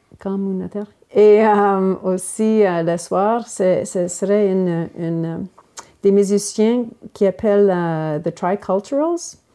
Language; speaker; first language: French; non-native, local second language; English